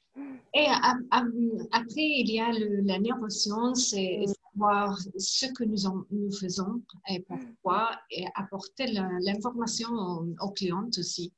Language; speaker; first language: French; non-native, learner; English